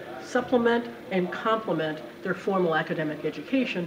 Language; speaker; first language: English; native; English